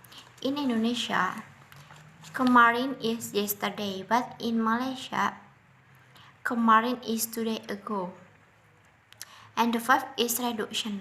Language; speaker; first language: English; non-native, learner; Indonesian